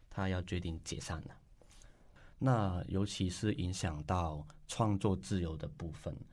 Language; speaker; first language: Chinese; non-native, local second language; Cantonese